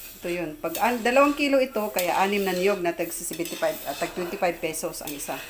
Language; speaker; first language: Filipino; non-native, local second language; Cebuano